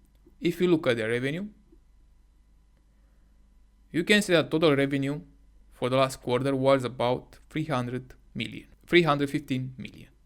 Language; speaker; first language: English; non-native, fluent; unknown